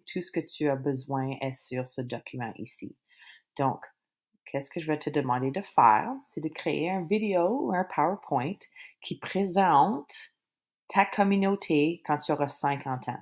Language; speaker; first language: French; native; French